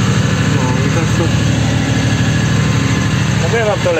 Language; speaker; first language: Polish; native; Polish